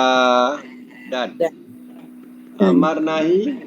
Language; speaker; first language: Arabic; non-native, fluent; Malay